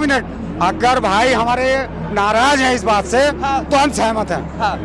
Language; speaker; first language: Hindi; native; Hindi